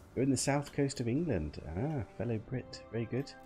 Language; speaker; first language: English; native; English